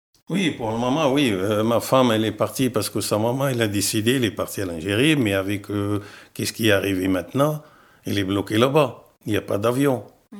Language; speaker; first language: French; non-native, fluent; Arabic